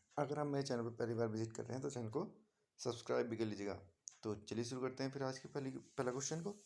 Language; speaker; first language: Hindi; native; Hindi